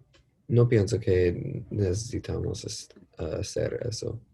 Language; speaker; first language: Spanish; non-native, learner; English